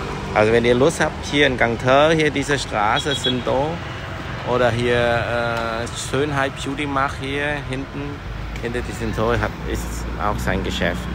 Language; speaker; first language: German; non-native, learner; Vietnamese